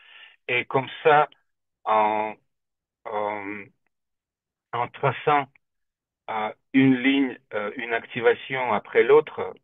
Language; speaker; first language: French; non-native, fluent; Russian